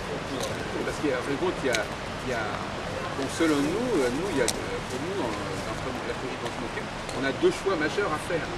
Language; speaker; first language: French; native; French